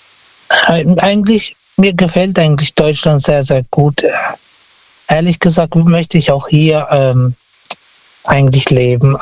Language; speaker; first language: German; non-native, fluent; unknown